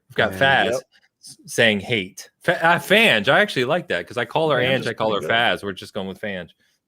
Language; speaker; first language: English; native; English